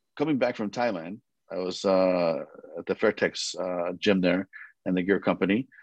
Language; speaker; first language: English; early bilingual, other home language; Korean